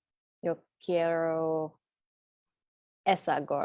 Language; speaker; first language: Spanish; non-native, learner; English